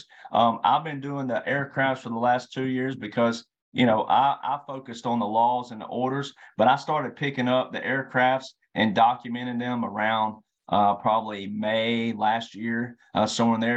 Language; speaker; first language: English; native; English